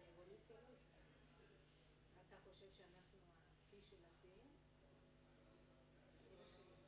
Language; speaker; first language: Hebrew; native; Hebrew